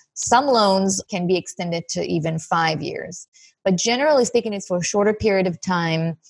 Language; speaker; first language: English; non-native, fluent; Hebrew